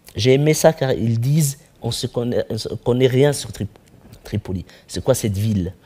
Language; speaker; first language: French; non-native, local second language; Arabic